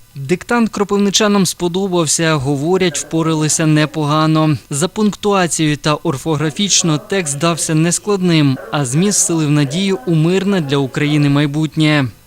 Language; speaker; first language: Ukrainian; native; Ukrainian